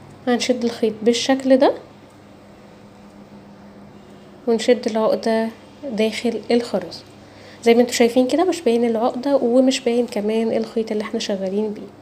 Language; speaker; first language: Arabic; native; Arabic